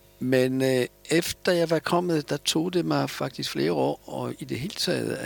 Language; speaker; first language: Danish; non-native, fluent; Polish